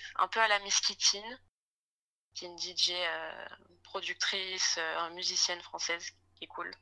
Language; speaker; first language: French; native; French